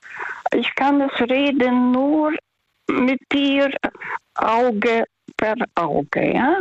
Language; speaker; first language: German; non-native, fluent; Russian